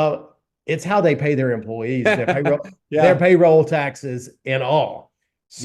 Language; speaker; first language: English; native; English